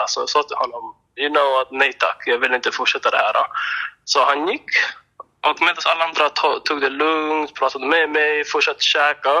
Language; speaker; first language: Swedish; non-native, fluent; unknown